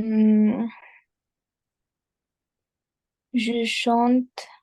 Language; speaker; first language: French; non-native, learner; Spanish